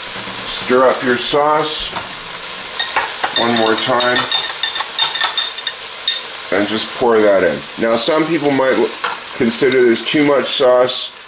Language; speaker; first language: English; native; English